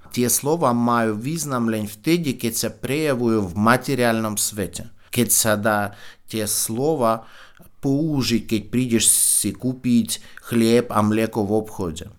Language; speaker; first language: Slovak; non-native, fluent; Russian